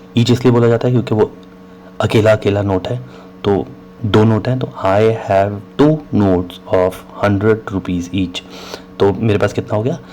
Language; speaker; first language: Hindi; native; Hindi